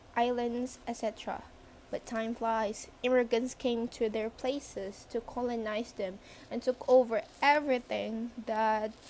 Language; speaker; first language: English; non-native, fluent; Indonesian